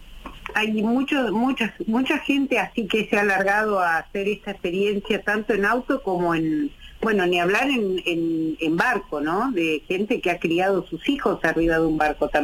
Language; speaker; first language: Spanish; native; Spanish